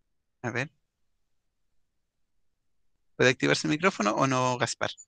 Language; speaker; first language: Spanish; native; Spanish